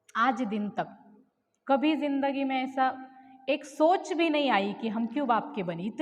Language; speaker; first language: Hindi; non-native, local second language; Marathi